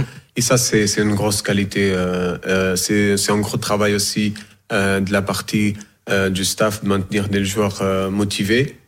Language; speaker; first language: French; non-native, fluent; Portuguese